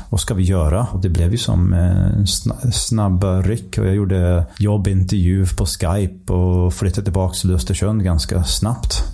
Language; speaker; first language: Swedish; non-native, fluent; English